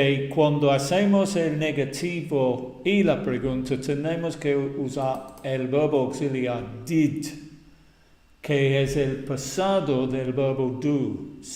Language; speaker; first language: Spanish; non-native, fluent; English